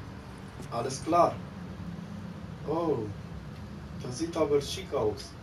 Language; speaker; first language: German; non-native, learner; Romanian